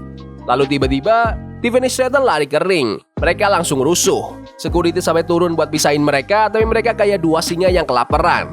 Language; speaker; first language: Indonesian; native; Indonesian